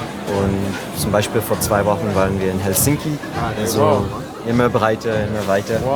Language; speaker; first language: German; non-native, learner; French